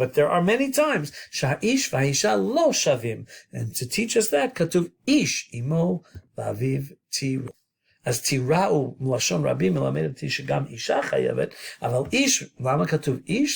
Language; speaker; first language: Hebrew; non-native, fluent; English